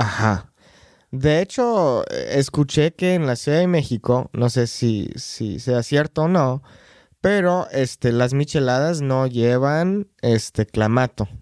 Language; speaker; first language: Spanish; non-native, fluent; English